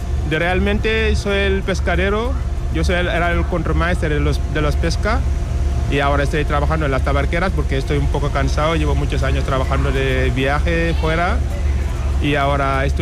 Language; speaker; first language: Spanish; non-native, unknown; Wolof